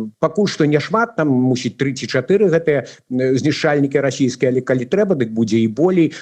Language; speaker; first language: Belarusian; native; Belarusian